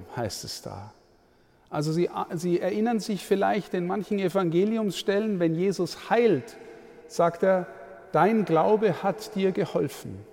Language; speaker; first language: German; native; German